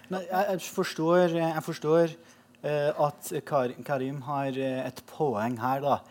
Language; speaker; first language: Norwegian; non-native, fluent; Persian